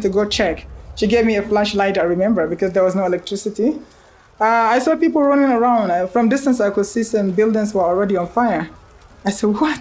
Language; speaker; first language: English; non-native, local second language; Hausa